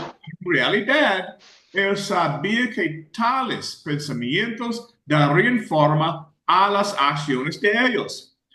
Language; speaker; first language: Spanish; non-native, fluent; English